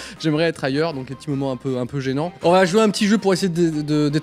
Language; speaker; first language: French; native; French